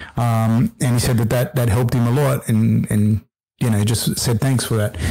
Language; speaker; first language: English; early bilingual, other home language; Spanish